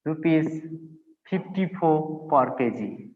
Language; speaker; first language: English; non-native, local second language; Nepali